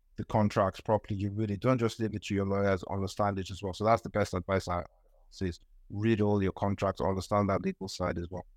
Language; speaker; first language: English; non-native, local second language; Yoruba